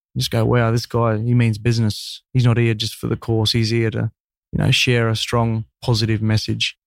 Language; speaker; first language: English; native; English